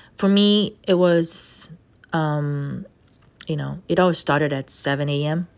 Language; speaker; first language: English; non-native, fluent; Portuguese